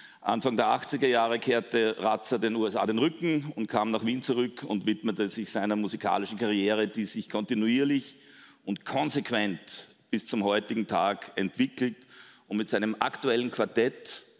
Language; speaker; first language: German; native; German